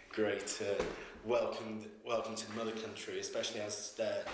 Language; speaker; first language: English; native; English